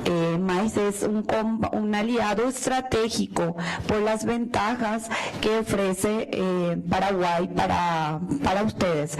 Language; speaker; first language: Portuguese; non-native, learner; Spanish